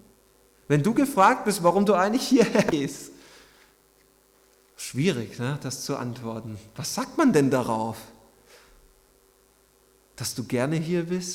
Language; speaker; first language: German; native; German